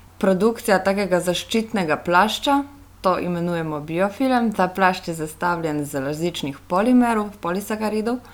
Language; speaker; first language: Slovenian; non-native, fluent; Polish